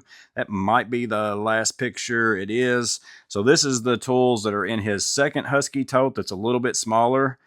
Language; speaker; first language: English; native; English